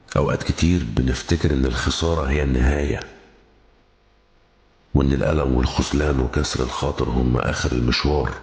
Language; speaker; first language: Arabic; native; Arabic